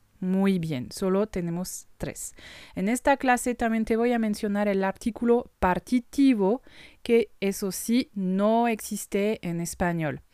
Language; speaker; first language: Spanish; non-native, fluent; French